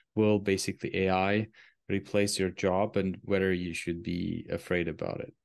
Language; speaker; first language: English; non-native, fluent; Armenian